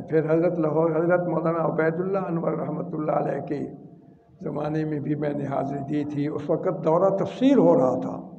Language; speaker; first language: Urdu; non-native, local second language; Saraiki